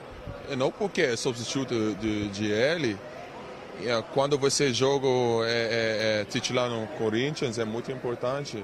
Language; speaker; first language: Portuguese; non-native, learner; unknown